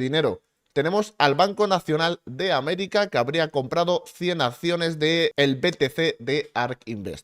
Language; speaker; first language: Spanish; native; Spanish